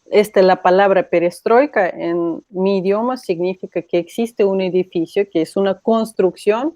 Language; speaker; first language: Spanish; non-native, fluent; Russian